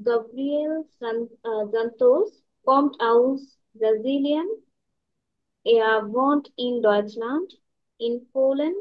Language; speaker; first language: German; non-native, learner; Bangla